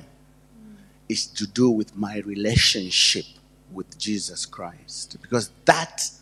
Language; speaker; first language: English; non-native, local second language; Shona